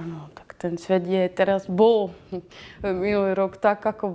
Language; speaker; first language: Slovak; non-native, fluent; Dutch